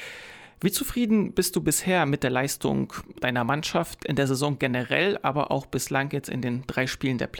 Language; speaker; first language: German; native; German